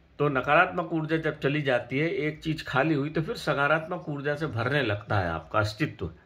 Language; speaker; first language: Hindi; native; Hindi